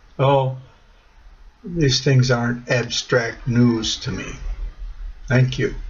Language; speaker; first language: English; native; English